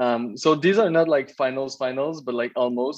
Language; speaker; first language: English; native; English